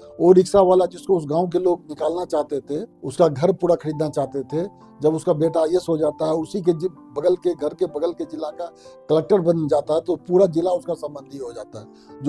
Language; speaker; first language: Hindi; non-native, local second language; Maithili